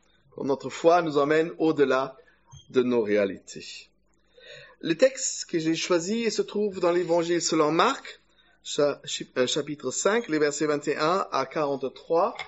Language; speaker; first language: French; non-native, fluent; German